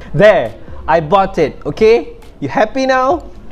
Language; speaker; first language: English; non-native, local second language; Malay